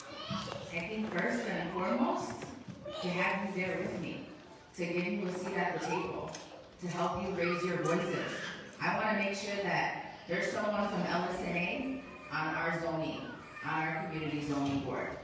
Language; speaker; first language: English; early bilingual, other home language; Spanish